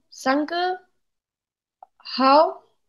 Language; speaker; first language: Chinese; non-native, learner; Spanish